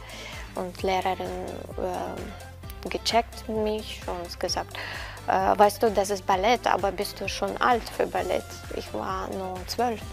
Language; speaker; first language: German; non-native, learner; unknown